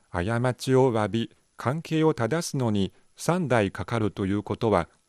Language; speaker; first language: Japanese; non-native, fluent; Chinese